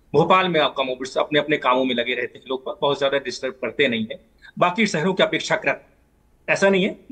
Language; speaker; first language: Hindi; native; Hindi